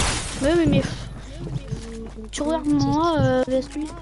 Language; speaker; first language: French; native; French